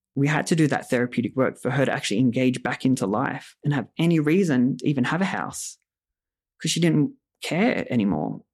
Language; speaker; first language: English; native; English